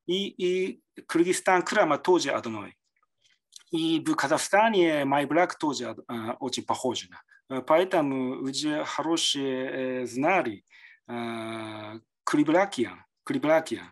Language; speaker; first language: Russian; non-native, learner; Japanese